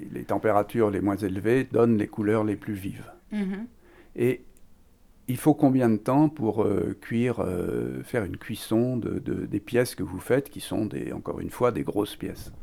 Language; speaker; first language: French; native; French